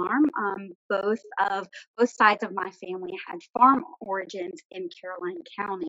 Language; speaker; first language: English; native; English